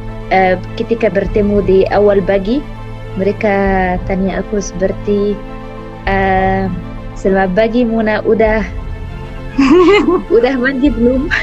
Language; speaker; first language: Indonesian; non-native, fluent; Arabic